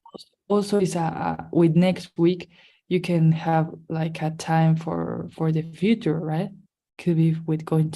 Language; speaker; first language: English; non-native, learner; Spanish